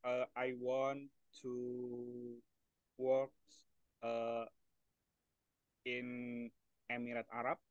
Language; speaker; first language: English; non-native, learner; Indonesian